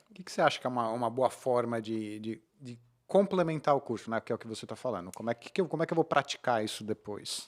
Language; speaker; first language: Portuguese; native; Portuguese